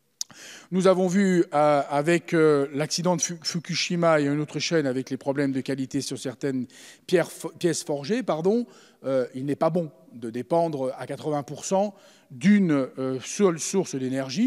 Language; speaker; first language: French; native; French